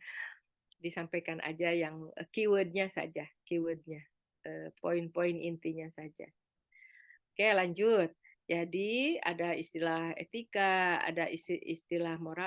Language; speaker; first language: Indonesian; native; Indonesian